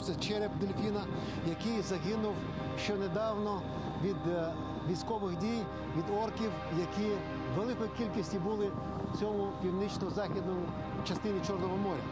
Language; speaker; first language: Ukrainian; native; Ukrainian